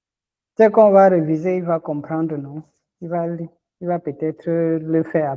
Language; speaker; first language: French; non-native, local second language; Ghomala